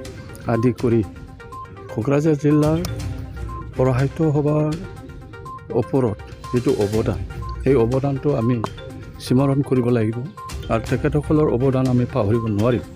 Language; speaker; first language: Assamese; non-native, local second language; Bodo